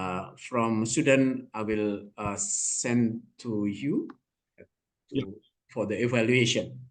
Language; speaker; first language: English; non-native, learner; Indonesian